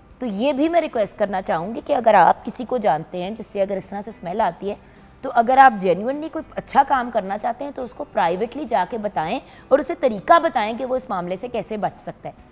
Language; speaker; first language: Urdu; native; Urdu